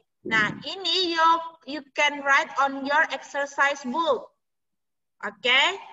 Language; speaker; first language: English; non-native, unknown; Indonesian